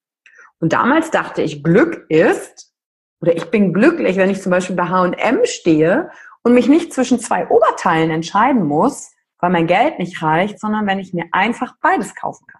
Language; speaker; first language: German; native; German